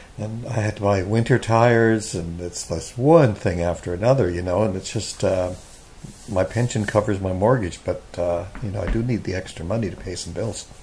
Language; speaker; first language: English; native; English